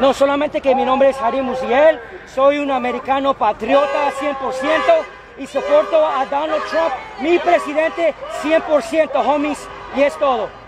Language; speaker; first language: Spanish; early bilingual, heritage; Spanish